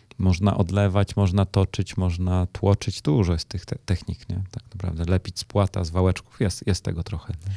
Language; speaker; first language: Polish; native; Polish